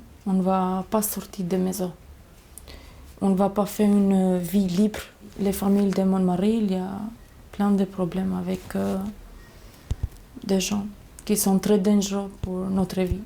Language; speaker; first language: French; non-native, learner; Albanian